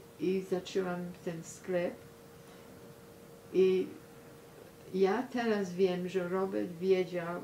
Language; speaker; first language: Polish; early bilingual, heritage; Polish